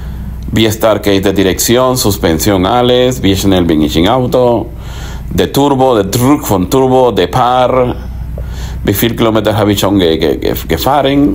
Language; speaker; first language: German; non-native, learner; Spanish